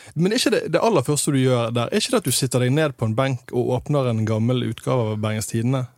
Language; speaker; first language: Norwegian; native; Norwegian